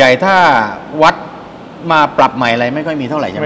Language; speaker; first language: Thai; native; Thai